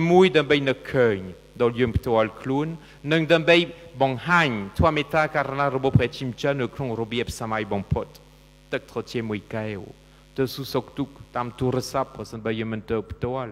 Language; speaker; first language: Khmer; non-native, fluent; French